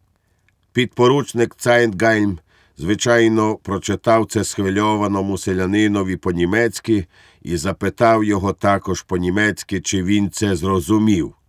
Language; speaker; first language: Ukrainian; native; Ukrainian